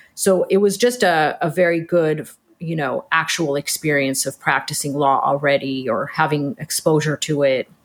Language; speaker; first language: English; early bilingual, other home language; Hebrew